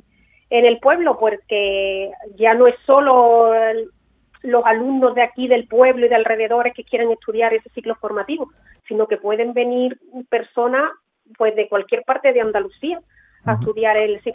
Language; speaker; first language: Spanish; native; Spanish